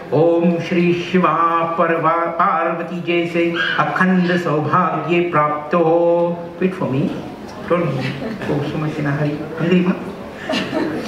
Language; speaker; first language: English; native; English